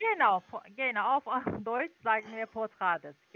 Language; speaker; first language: German; non-native, learner; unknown